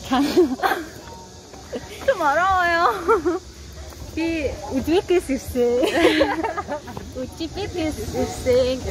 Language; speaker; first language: Korean; non-native, learner; Mongolian